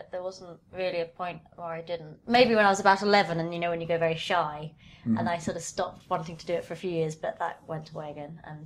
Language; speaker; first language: English; native; English